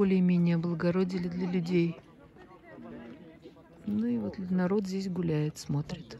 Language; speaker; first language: Russian; native; Russian